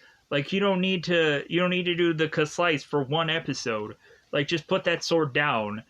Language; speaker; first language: English; native; English